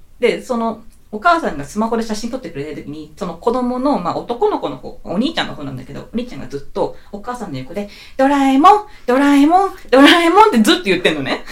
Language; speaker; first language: Japanese; native; Japanese